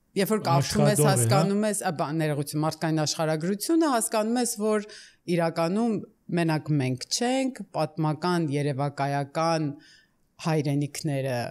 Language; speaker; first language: Armenian; early bilingual, heritage; Armenian